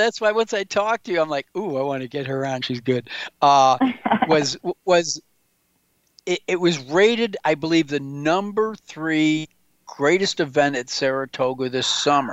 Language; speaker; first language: English; native; English